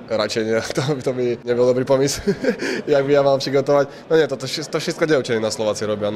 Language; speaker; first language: Polish; non-native, learner; Slovak